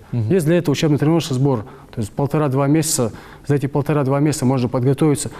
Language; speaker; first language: Russian; non-native, local second language; Ingush